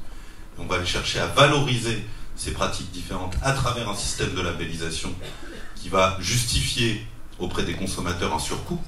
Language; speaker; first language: French; native; French